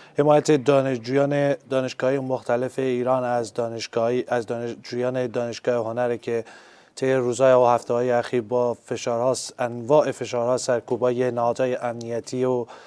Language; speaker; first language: Persian; non-native, local second language; Central Kurdish